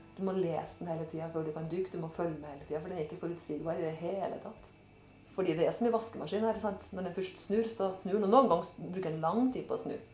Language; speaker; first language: Norwegian; native; Norwegian